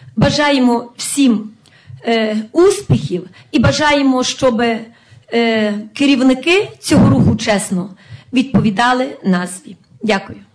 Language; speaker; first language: Ukrainian; native; Ukrainian